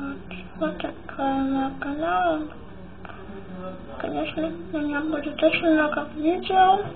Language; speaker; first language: Russian; early bilingual, heritage; Russian